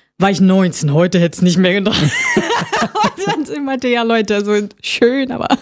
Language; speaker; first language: German; non-native, fluent; Portuguese